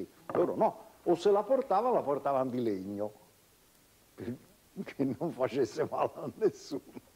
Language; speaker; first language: Italian; native; Italian